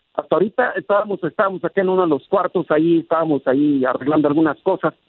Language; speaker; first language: Spanish; native; Spanish